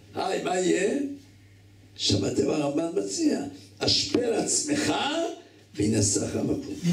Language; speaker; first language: Hebrew; native; Hebrew